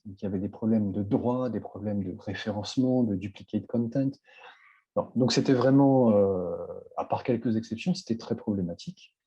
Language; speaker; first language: French; native; French